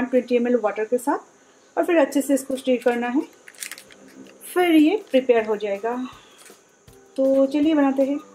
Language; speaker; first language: Hindi; non-native, local second language; Bangla